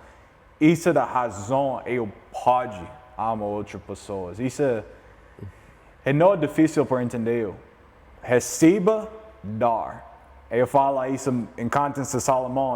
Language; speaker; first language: Portuguese; non-native, learner; English